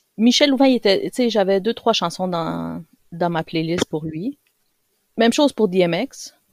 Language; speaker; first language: French; early bilingual, other home language; Spanish